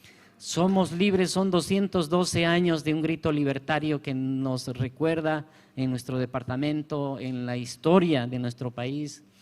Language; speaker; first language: Spanish; native; Spanish